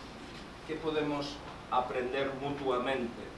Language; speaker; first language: Portuguese; non-native, learner; Spanish